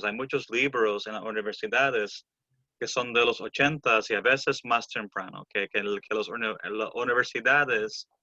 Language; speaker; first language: Spanish; early bilingual, heritage; Spanish